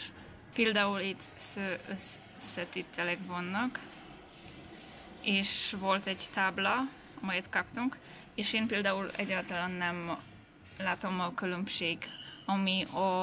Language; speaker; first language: Hungarian; non-native, fluent; Polish